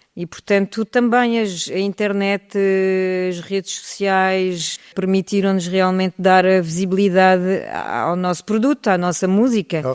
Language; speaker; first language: Portuguese; early bilingual, heritage; French